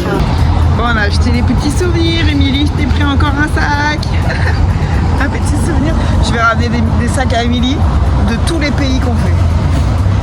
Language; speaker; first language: French; native; French